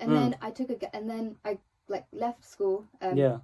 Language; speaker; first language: English; non-native, local second language; Telugu